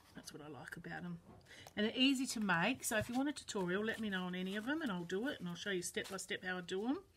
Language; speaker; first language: English; native; English